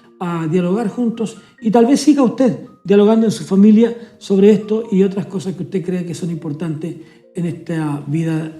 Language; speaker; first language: Spanish; native; Spanish